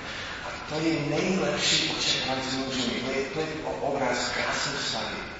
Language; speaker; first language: Czech; non-native, fluent; English